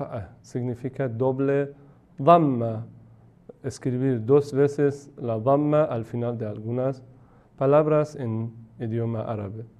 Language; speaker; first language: Spanish; non-native, fluent; Persian